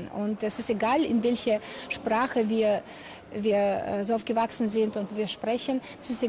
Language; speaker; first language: German; non-native, fluent; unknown